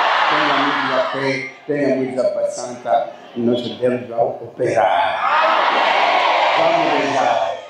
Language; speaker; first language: Portuguese; non-native, learner; Lingala